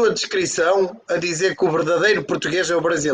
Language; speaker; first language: Portuguese; native; Portuguese